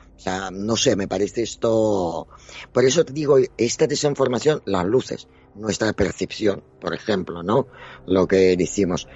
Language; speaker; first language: Spanish; non-native, fluent; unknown